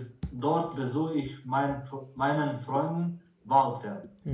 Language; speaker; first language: German; non-native, learner; Croatian